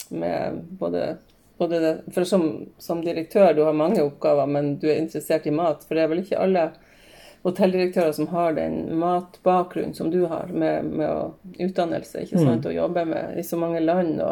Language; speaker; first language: Norwegian; native; Norwegian